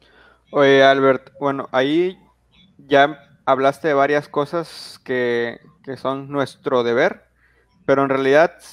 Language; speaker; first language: Spanish; native; Spanish